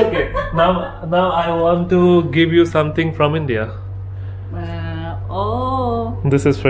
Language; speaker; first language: English; non-native, local second language; Hindi